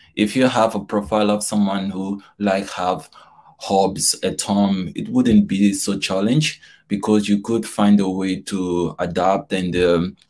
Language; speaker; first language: English; non-native, fluent; Portuguese